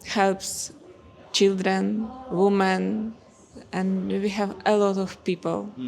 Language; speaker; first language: English; non-native, learner; Ukrainian